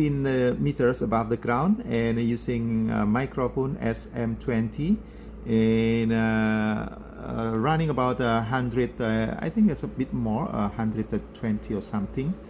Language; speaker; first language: English; non-native, learner; Indonesian